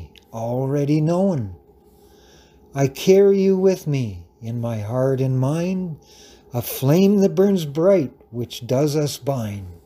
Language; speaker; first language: English; native; English